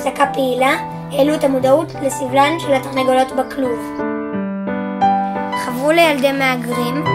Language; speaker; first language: Hebrew; native; Hebrew